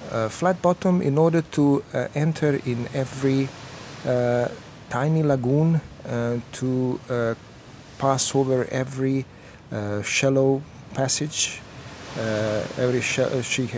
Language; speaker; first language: English; non-native, fluent; Croatian